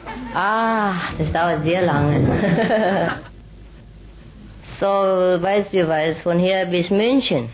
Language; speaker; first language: German; non-native, fluent; Vietnamese